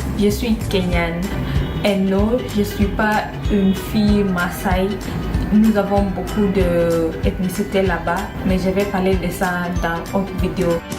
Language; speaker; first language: French; non-native, learner; Swahili